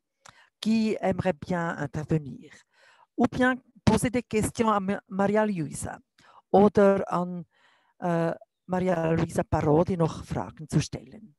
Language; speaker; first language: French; non-native, local second language; German